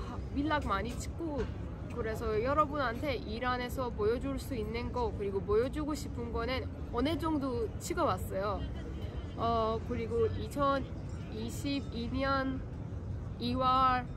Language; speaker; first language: Korean; non-native, fluent; Persian